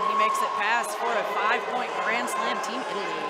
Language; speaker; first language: English; native; English